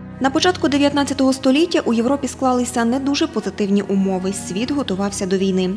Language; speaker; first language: Ukrainian; native; Ukrainian